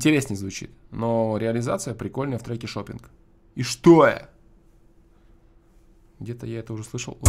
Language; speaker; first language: Russian; native; Russian